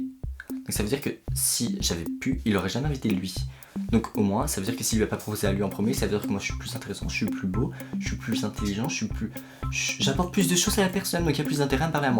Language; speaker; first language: French; native; French